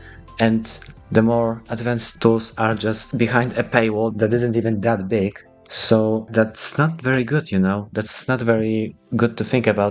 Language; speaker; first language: English; non-native, fluent; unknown